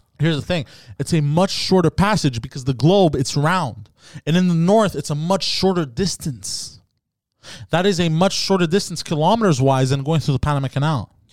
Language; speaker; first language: English; early bilingual, other home language; Greek